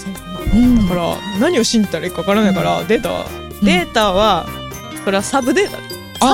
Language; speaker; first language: Japanese; native; Japanese